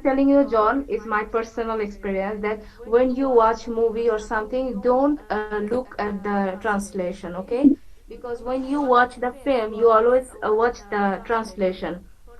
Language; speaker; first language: English; non-native, fluent; Bangla